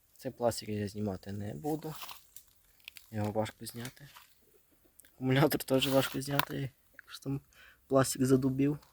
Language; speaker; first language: Ukrainian; native; Ukrainian